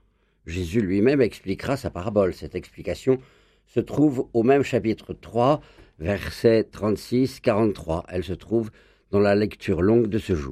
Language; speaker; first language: French; native; French